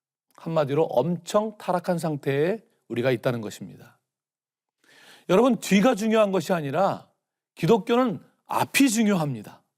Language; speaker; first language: Korean; native; Korean